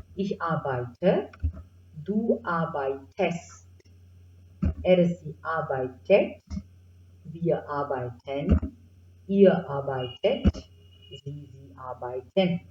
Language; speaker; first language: German; non-native, fluent; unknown